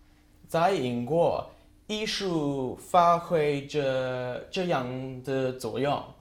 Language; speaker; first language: Chinese; non-native, learner; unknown